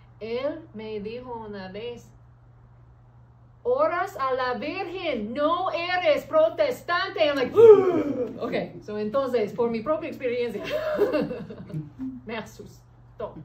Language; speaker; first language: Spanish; early bilingual, heritage; English